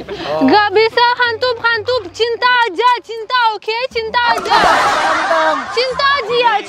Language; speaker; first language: Indonesian; non-native, learner; Russian